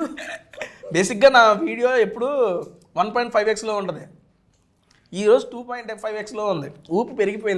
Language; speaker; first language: Telugu; native; Telugu